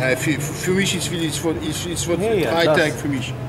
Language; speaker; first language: German; non-native, learner; French